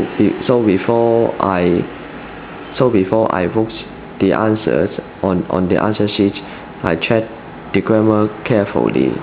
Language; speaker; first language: English; non-native, learner; Cantonese